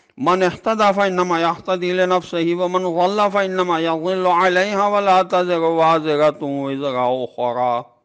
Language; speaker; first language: Arabic; non-native, fluent; Urdu